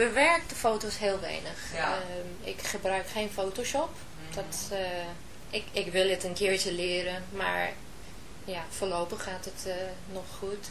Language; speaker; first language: Dutch; non-native, fluent; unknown